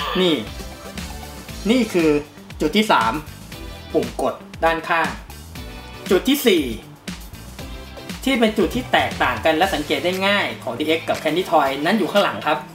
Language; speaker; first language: Thai; native; Thai